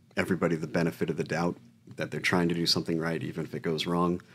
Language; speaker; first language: English; native; English